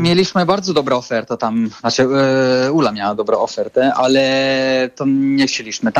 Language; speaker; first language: Polish; non-native, fluent; Italian